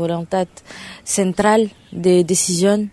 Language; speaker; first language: Spanish; non-native, learner; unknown